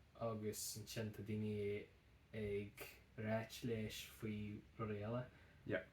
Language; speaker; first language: Irish; non-native, local second language; English